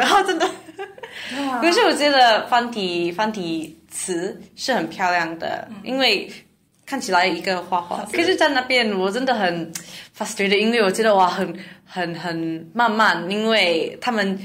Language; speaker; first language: Chinese; non-native, learner; English